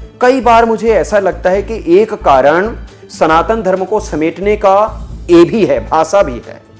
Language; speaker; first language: Hindi; native; Hindi